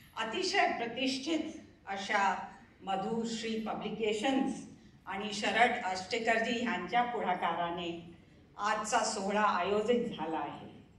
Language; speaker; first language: Marathi; early bilingual, heritage; Marathi